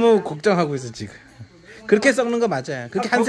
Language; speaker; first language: Korean; native; Korean